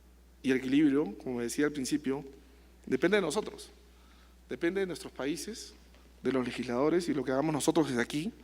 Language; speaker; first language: Spanish; native; Spanish